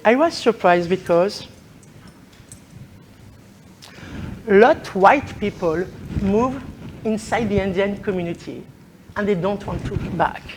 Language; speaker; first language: English; non-native, learner; French